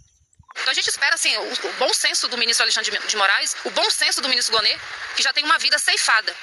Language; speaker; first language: Portuguese; native; Portuguese